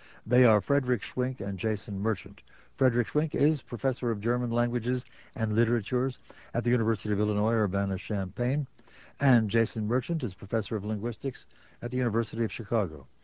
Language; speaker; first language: English; native; English